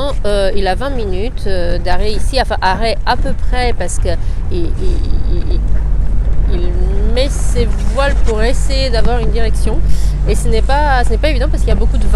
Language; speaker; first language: French; native; French